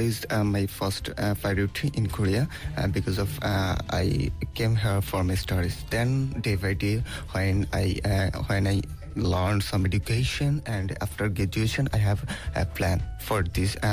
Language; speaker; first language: English; non-native, local second language; Bangla